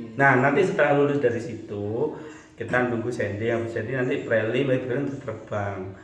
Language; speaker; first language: Indonesian; non-native, local second language; Javanese